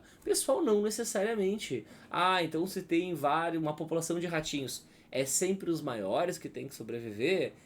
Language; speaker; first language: Portuguese; native; Portuguese